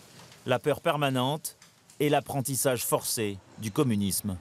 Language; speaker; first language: French; native; French